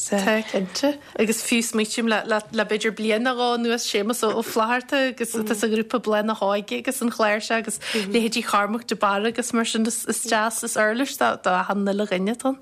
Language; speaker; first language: Irish; native; Irish